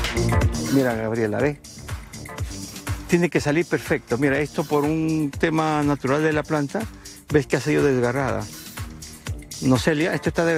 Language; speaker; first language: Spanish; native; Spanish